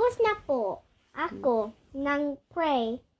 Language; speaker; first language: Cebuano; early bilingual, heritage; English